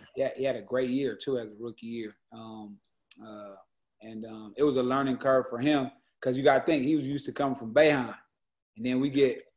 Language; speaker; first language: English; native; English